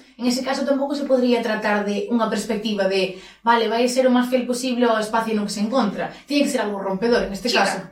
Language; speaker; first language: Galician; native; Galician